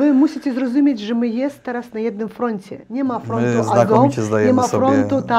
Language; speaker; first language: Polish; non-native, learner; Ukrainian